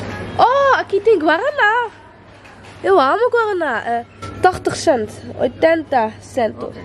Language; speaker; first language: Portuguese; non-native, learner; Dutch